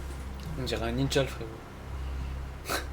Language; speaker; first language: French; native; French